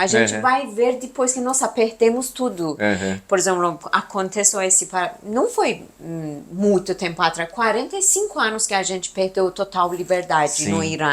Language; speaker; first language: Portuguese; non-native, learner; Persian